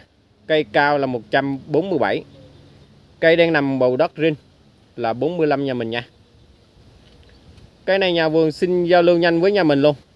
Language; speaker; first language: Vietnamese; native; Vietnamese